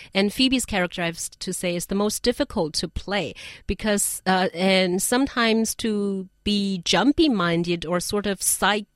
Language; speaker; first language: English; non-native, fluent; Chinese